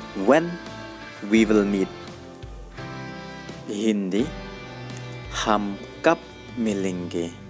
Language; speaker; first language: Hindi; non-native, learner; Khasi